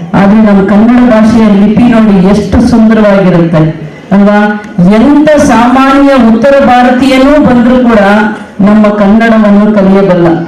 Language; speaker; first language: Kannada; native; Kannada